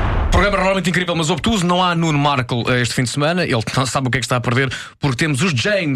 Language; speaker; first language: Portuguese; native; Portuguese